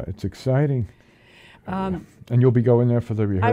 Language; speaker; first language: English; native; English